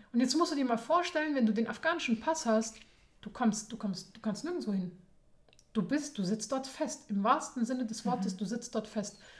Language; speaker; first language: German; early bilingual, other home language; Persian